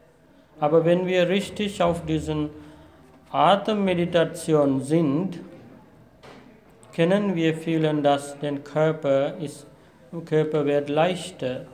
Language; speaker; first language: German; non-native, fluent; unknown